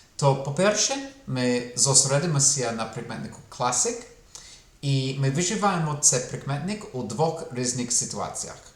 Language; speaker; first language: Ukrainian; non-native, fluent; English